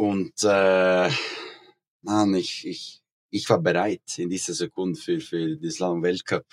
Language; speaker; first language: German; non-native, learner; Norwegian